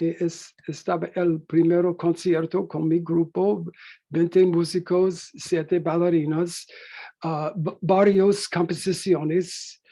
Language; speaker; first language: Spanish; non-native, learner; English